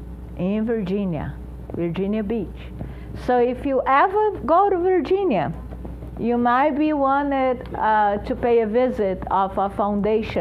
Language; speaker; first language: English; non-native, fluent; Portuguese